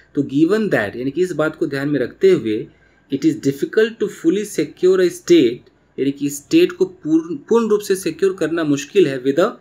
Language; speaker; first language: Hindi; native; Hindi